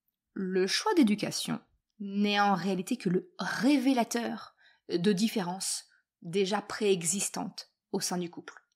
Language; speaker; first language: French; native; French